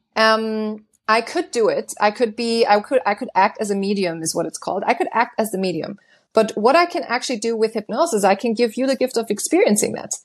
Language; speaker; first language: English; non-native, fluent; German